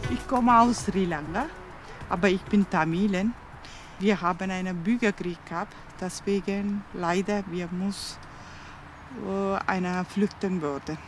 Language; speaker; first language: German; non-native, learner; Tamil